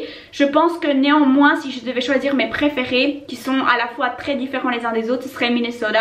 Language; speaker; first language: French; native; French